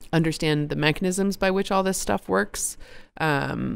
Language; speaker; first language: English; native; English